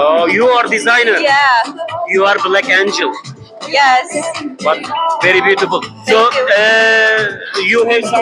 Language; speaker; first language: English; non-native, learner; Turkish